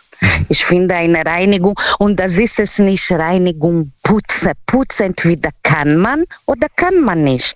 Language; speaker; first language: German; non-native, learner; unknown